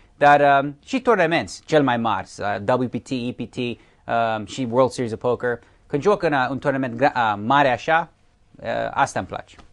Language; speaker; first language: Romanian; early bilingual, heritage; Romanian